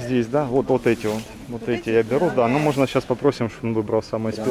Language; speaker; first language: Russian; native; Russian